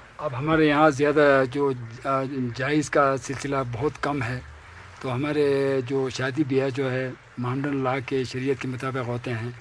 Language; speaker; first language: Urdu; non-native, local second language; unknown